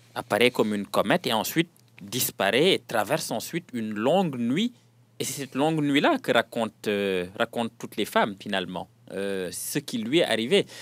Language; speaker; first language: French; non-native, local second language; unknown